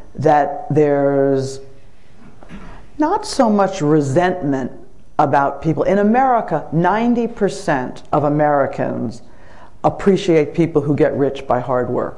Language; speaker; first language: English; native; English